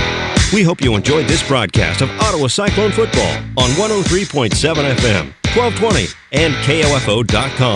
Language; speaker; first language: English; native; English